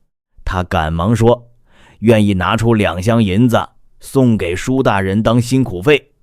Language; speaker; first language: Chinese; native; Chinese